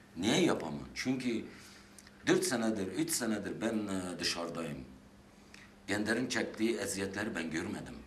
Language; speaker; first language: Turkish; non-native, fluent; Armenian